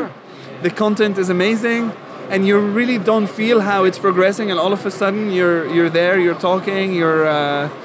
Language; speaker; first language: English; non-native, fluent; Arabic